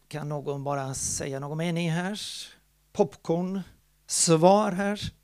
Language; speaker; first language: Swedish; non-native, fluent; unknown